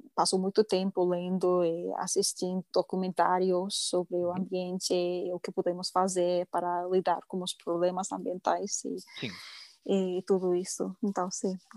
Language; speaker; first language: Portuguese; non-native, learner; English